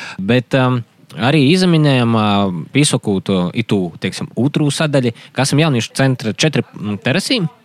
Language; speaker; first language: Latvian; native; Latvian